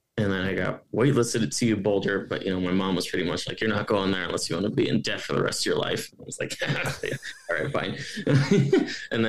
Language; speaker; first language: English; native; English